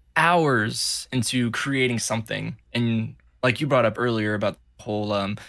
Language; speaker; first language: English; native; English